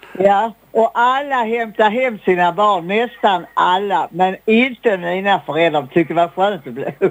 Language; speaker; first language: Swedish; native; Swedish